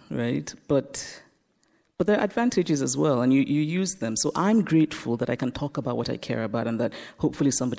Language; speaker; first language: English; non-native, local second language; Igbo